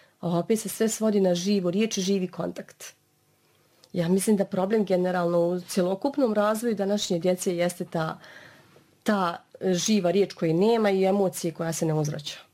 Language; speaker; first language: Bosnian; native; Bosnian